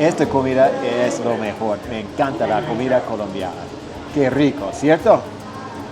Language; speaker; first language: Spanish; non-native, learner; English